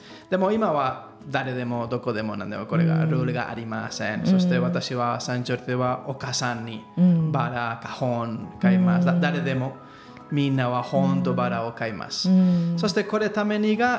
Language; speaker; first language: Japanese; non-native, learner; Catalan